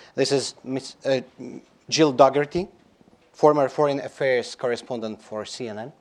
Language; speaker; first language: English; non-native, fluent; Belarusian